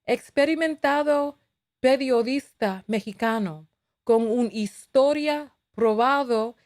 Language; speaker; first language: Spanish; non-native, learner; English